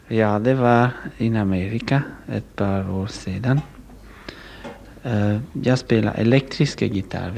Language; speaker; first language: Swedish; non-native, learner; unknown